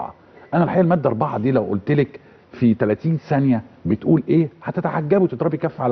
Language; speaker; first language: Arabic; native; Arabic